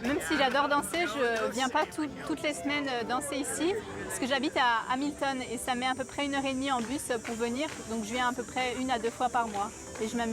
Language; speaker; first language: French; native; French